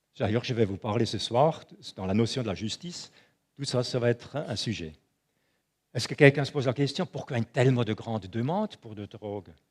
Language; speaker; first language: French; non-native, local second language; German